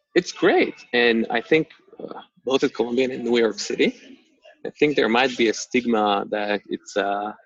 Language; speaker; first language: English; non-native, fluent; Slovak